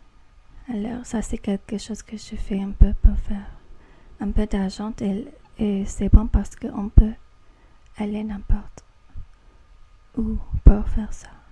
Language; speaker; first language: French; non-native, learner; English